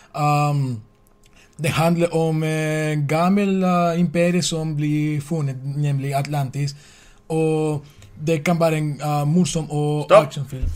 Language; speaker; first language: Norwegian; non-native, learner; Swedish